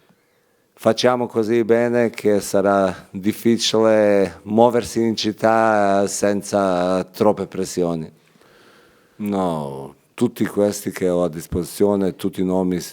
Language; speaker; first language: Italian; non-native, fluent; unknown